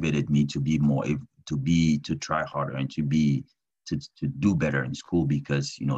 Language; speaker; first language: English; non-native, local second language; French